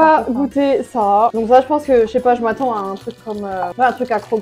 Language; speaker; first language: French; native; French